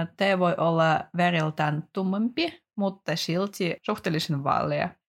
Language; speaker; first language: Finnish; non-native, fluent; Russian